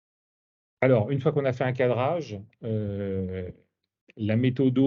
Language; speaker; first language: French; native; French